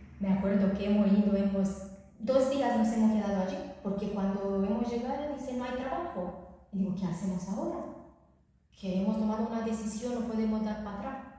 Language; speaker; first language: Spanish; non-native, fluent; Romanian